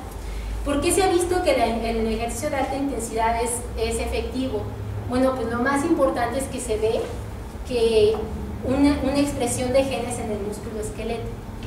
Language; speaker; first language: Spanish; native; Spanish